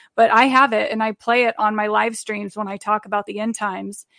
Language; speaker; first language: English; native; English